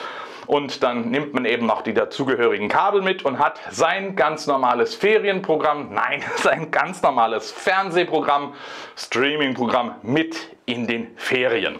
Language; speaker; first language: German; native; German